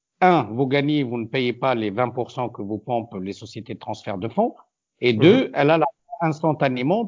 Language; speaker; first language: French; non-native, local second language; Arabic